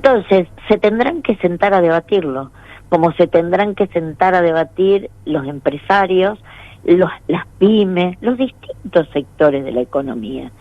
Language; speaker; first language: Spanish; native; Spanish